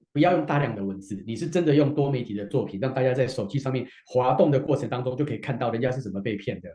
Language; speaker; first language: Chinese; native; Chinese